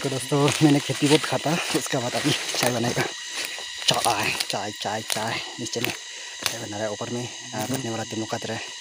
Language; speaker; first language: Hindi; non-native, local second language; Nepali